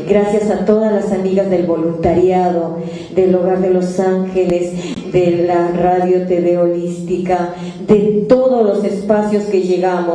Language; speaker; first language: Spanish; native; Spanish